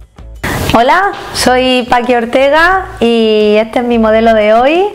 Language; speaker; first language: Spanish; native; Spanish